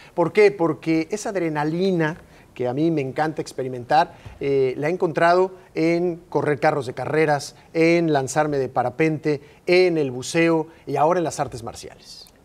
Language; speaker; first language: Spanish; native; Spanish